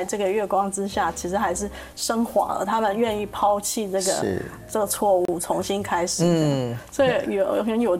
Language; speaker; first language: Chinese; native; Chinese